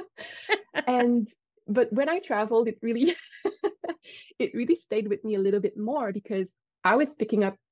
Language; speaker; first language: English; non-native, fluent; French